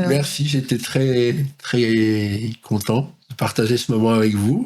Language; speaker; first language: French; native; French